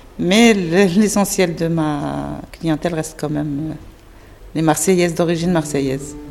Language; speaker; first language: French; non-native, local second language; Arabic